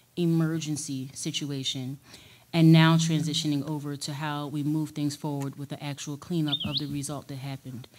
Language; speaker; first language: English; native; English